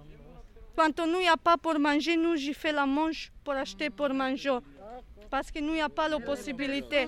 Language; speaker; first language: French; non-native, learner; Serbian